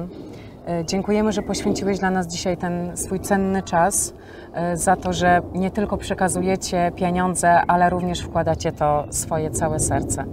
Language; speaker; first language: Polish; native; Polish